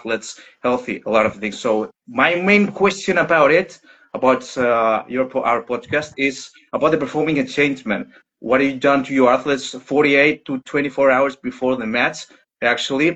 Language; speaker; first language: English; non-native, learner; Greek